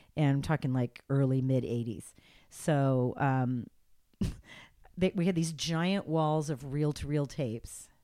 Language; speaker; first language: English; native; English